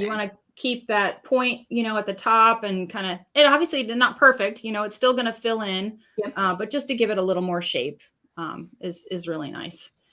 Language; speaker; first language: English; native; English